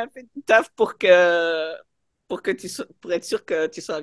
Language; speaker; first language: French; native; French